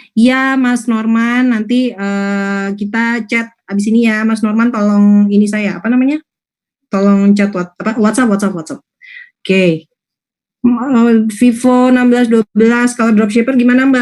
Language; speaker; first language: Indonesian; native; Indonesian